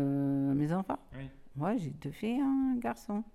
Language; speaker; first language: French; non-native, learner; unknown